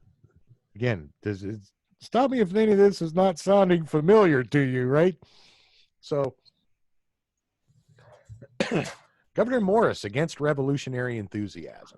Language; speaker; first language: English; native; English